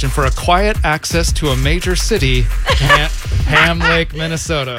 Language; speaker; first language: English; native; English